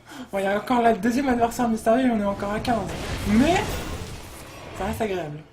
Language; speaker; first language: French; native; French